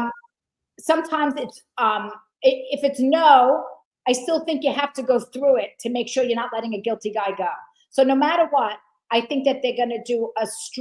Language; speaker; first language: English; native; English